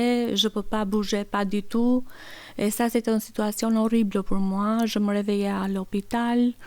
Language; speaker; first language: French; non-native, learner; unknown